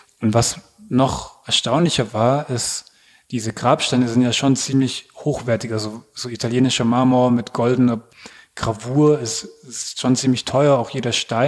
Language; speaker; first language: German; native; German